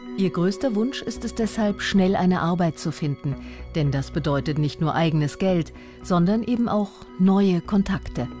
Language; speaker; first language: German; native; German